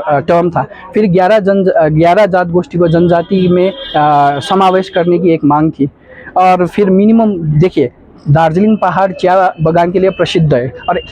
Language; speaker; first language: Hindi; non-native, local second language; Nepali